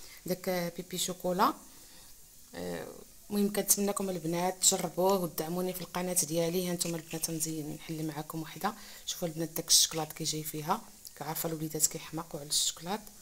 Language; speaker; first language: Arabic; native; Arabic